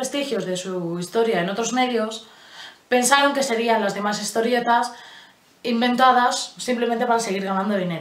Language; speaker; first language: Spanish; native; Spanish